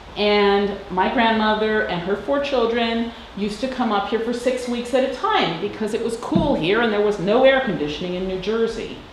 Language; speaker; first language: English; native; English